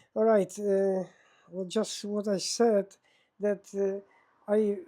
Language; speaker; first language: English; non-native, learner; Polish